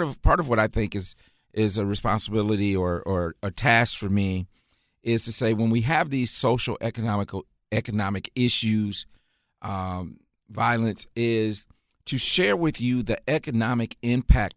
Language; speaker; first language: English; native; English